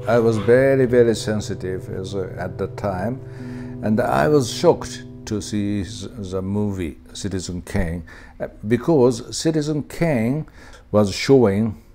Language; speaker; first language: English; non-native, learner; Japanese